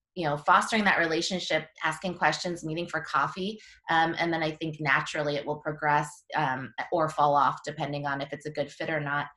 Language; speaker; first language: English; native; English